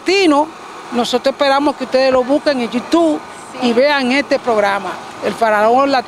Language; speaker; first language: Spanish; native; Spanish